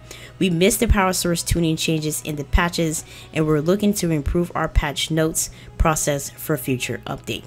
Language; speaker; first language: English; non-native, fluent; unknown